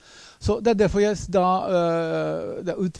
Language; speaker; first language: Norwegian; non-native, fluent; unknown